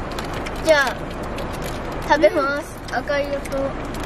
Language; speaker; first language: Japanese; early bilingual, other home language; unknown